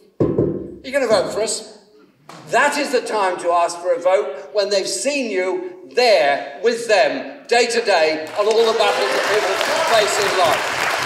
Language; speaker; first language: English; native; English